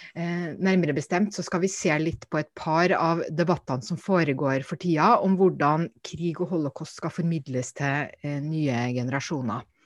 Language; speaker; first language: Norwegian; native; Norwegian